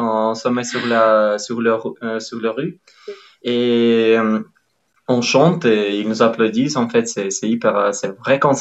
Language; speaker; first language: French; non-native, fluent; Ukrainian